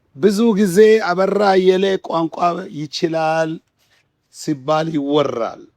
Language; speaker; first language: Amharic; non-native, local second language; Wolaytta